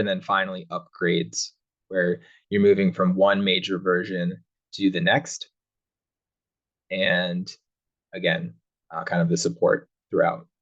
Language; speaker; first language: English; native; English